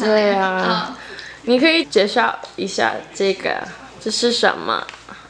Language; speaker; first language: Chinese; non-native, learner; English